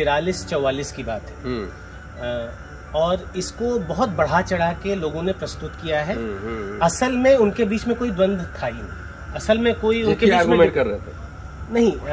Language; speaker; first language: Hindi; native; Hindi